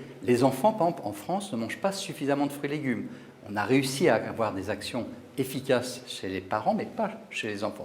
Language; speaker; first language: French; native; French